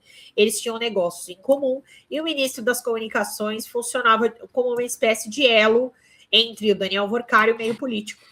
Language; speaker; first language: Portuguese; native; Portuguese